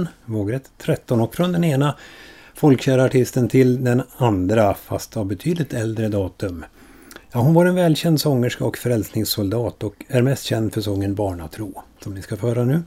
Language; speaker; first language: Swedish; native; Swedish